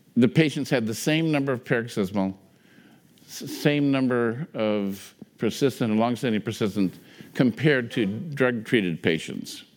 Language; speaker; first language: English; native; English